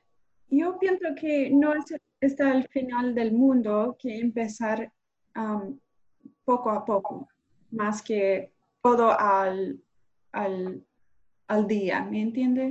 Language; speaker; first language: Spanish; non-native, learner; English